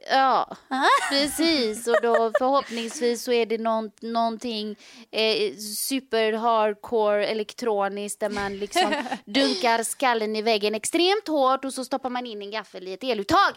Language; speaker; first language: Swedish; native; Swedish